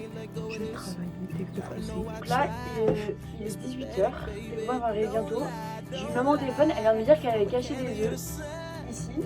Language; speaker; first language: French; native; French